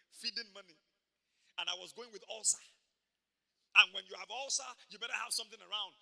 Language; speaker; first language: English; non-native, local second language; Yoruba